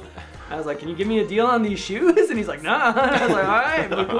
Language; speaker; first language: English; native; English